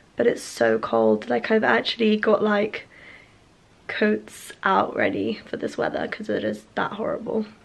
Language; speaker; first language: English; native; English